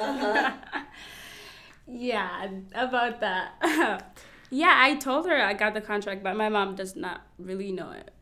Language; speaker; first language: English; non-native, local second language; Kinyarwanda